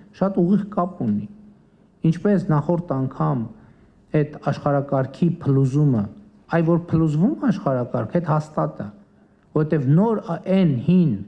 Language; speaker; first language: Armenian; native; Armenian